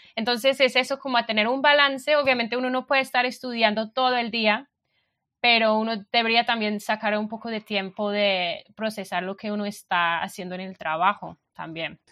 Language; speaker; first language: Spanish; non-native, fluent; English